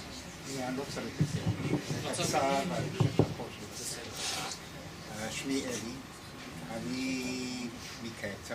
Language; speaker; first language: Hebrew; non-native, fluent; English